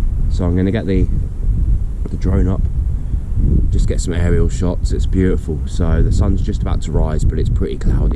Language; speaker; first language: English; native; English